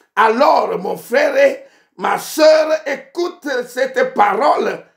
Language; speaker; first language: French; non-native, local second language; Ewe